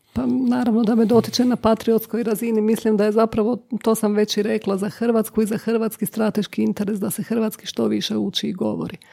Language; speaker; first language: Croatian; native; Croatian